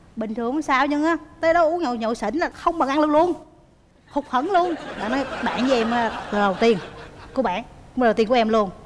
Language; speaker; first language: Vietnamese; native; Vietnamese